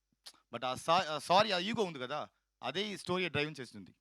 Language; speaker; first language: Telugu; non-native, learner; Tamil